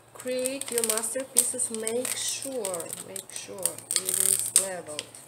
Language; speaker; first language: English; non-native, fluent; Russian